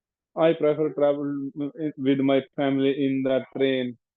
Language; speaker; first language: English; non-native, learner; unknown